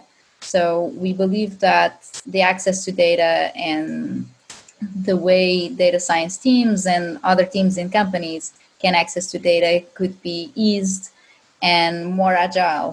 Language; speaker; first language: English; non-native, fluent; Portuguese